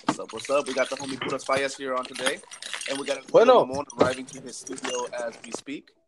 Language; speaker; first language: English; early bilingual, other home language; Spanish